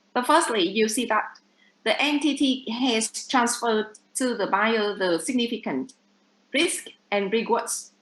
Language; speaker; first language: English; non-native, fluent; Vietnamese